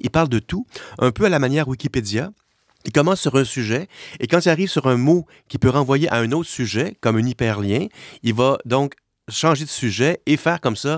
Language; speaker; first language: French; native; French